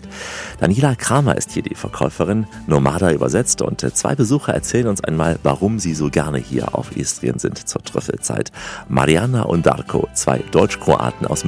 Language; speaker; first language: German; native; German